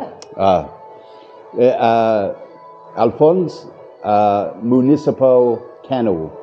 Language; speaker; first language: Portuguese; non-native, learner; English